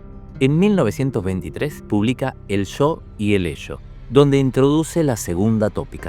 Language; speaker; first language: Spanish; native; Spanish